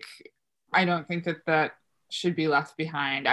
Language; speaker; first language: English; native; English